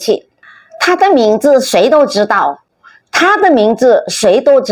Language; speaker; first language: Chinese; non-native, fluent; Indonesian